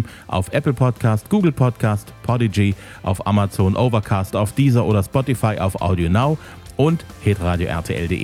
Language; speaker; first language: German; native; German